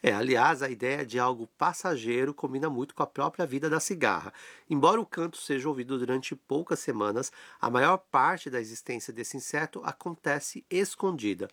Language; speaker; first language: Portuguese; native; Portuguese